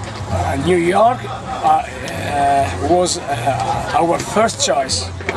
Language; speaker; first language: English; non-native, learner; Italian